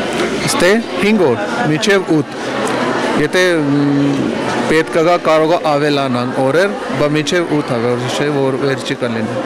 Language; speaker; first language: Armenian; non-native, learner; Hindi